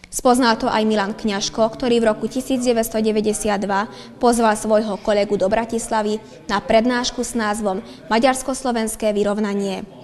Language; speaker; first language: Slovak; non-native, local second language; Hungarian